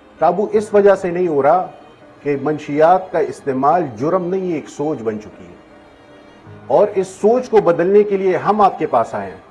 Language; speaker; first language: Urdu; non-native, local second language; Pashto